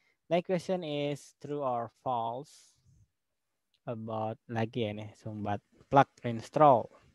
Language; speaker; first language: English; non-native, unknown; Indonesian